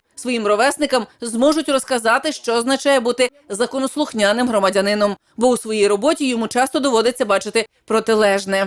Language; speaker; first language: Ukrainian; native; Ukrainian